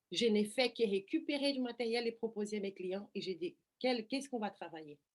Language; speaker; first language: French; non-native, fluent; Portuguese